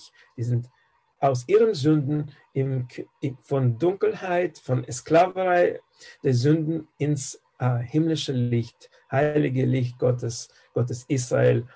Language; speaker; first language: German; non-native, fluent; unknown